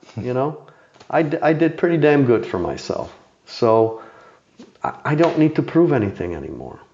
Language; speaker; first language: English; non-native, fluent; Czech